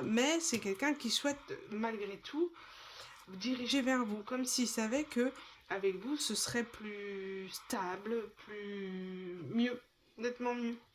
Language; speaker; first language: French; native; French